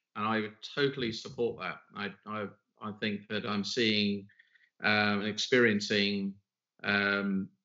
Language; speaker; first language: English; native; English